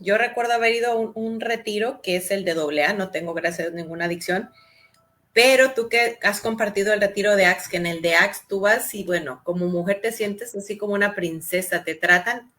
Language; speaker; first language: Spanish; native; Spanish